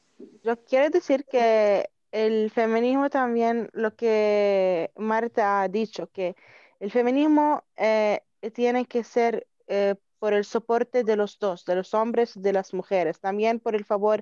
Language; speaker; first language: Spanish; non-native, learner; Arabic